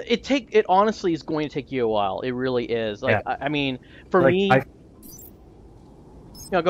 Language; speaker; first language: English; native; English